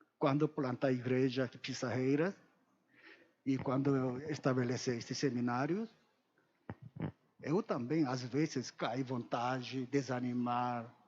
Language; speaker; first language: Portuguese; non-native, learner; Korean